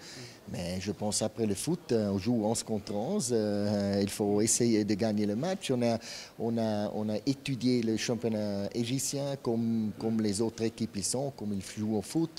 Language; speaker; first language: French; non-native, fluent; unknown